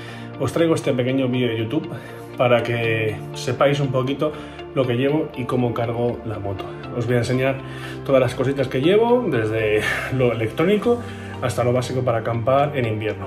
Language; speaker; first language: Spanish; native; Spanish